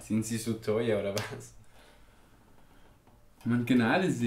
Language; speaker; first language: German; non-native, learner; Spanish